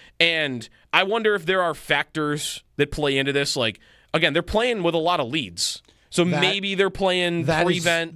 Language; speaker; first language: English; native; English